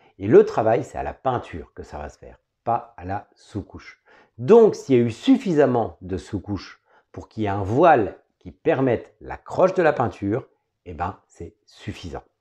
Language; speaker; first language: French; native; French